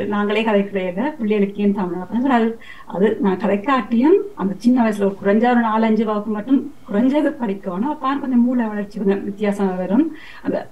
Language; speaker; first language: Tamil; early bilingual, heritage; Tamil